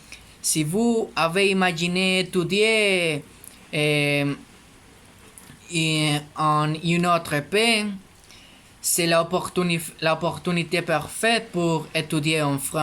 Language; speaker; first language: French; non-native, learner; Spanish